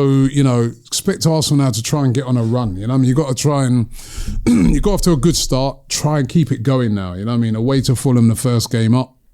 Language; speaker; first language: English; native; English